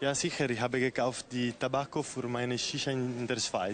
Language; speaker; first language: German; non-native, local second language; Italian